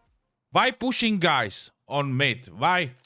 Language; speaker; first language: English; non-native, learner; Czech